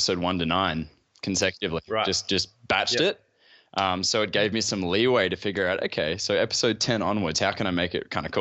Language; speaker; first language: English; native; English